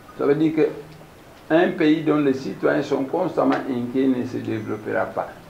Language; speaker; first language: French; non-native, local second language; Kongo